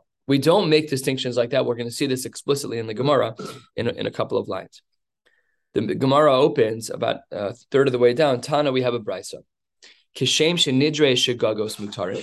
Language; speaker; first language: English; native; English